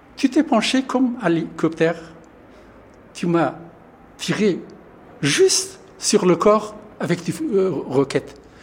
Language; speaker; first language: French; non-native, fluent; Pashto